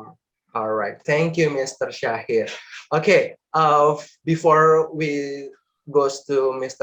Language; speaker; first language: English; non-native, learner; Indonesian